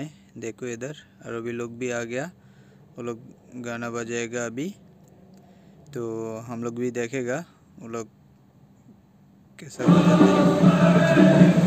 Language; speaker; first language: Hindi; non-native, fluent; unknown